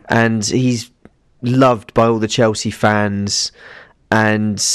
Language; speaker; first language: English; native; English